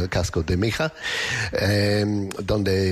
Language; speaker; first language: Spanish; non-native, learner; English